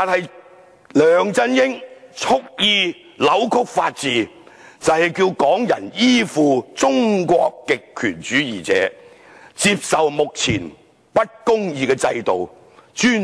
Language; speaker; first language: Chinese; non-native, local second language; Cantonese